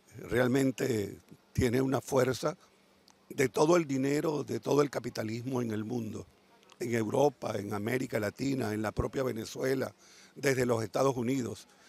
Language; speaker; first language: Spanish; native; Spanish